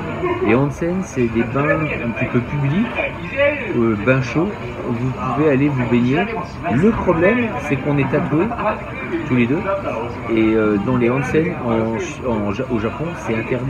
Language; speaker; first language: French; native; French